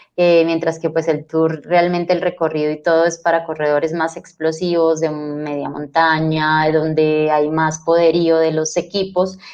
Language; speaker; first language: Spanish; native; Spanish